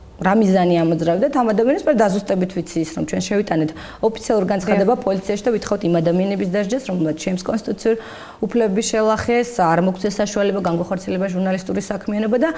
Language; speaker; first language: Georgian; native; Georgian